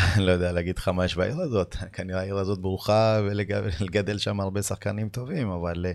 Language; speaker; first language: Hebrew; early bilingual, other home language; Amharic